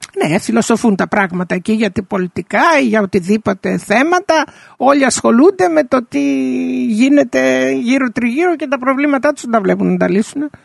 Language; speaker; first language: Greek; early bilingual, heritage; Greek